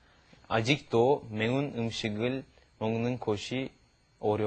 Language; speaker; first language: Korean; non-native, learner; Turkish